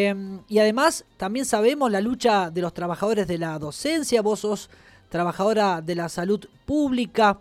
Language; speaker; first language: Spanish; native; Spanish